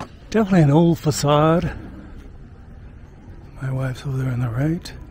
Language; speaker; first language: English; early bilingual, other home language; Spanish